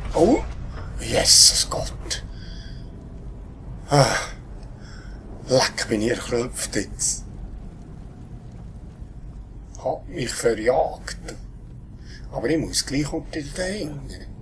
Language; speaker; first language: German; native; German